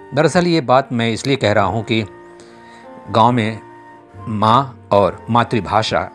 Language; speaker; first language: Hindi; non-native, local second language; Bhojpuri